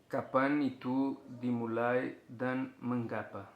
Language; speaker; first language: Indonesian; non-native, learner; Portuguese